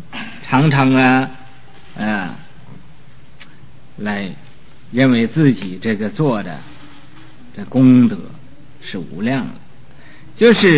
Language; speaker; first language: Chinese; native; Chinese